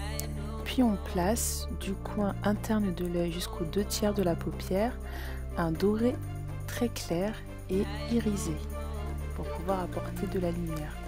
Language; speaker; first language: French; native; French